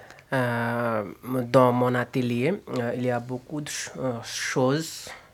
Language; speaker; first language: French; non-native, learner; Bangla